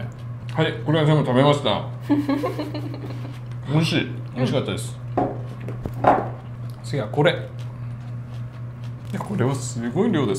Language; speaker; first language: Japanese; non-native, fluent; Korean